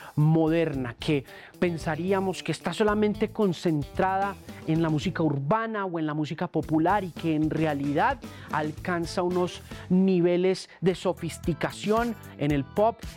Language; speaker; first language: Spanish; native; Spanish